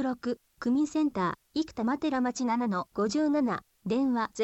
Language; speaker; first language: Japanese; native; Japanese